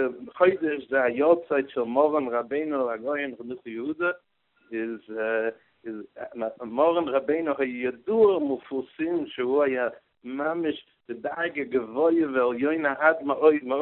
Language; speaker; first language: Hebrew; non-native, learner; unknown